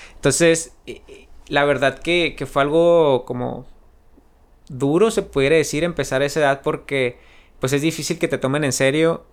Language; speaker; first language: Spanish; native; Spanish